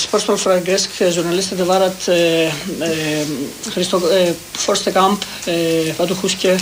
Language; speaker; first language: Norwegian; non-native, fluent; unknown